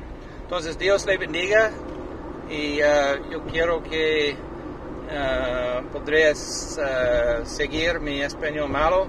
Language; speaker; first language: Spanish; non-native, learner; English